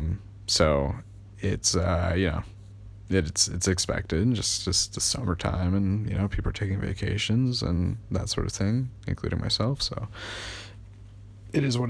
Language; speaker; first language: English; native; English